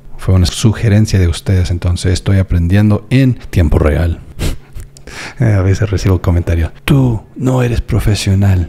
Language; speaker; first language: Spanish; non-native, fluent; English